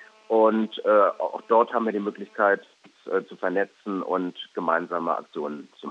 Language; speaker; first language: German; native; German